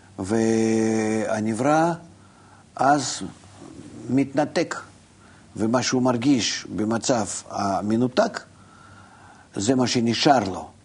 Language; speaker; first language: Hebrew; non-native, fluent; Russian